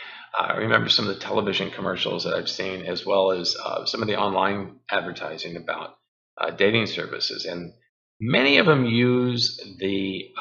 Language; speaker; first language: English; native; English